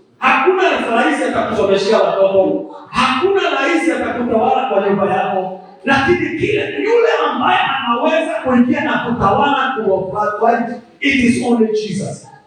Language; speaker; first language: Swahili; non-native, local second language; Kikuyu